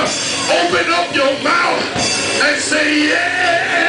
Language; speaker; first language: English; native; English